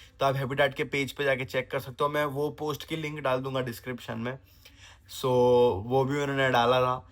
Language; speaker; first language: Hindi; non-native, local second language; Gujarati